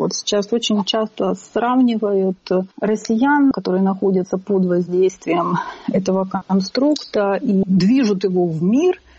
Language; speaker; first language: Russian; native; Russian